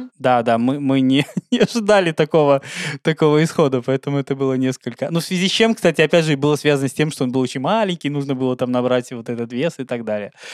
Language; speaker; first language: Russian; native; Russian